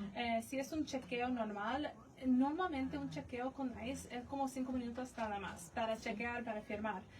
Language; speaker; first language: Spanish; non-native, fluent; English